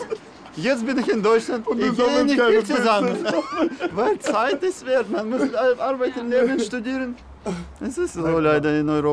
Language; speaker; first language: German; non-native, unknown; Russian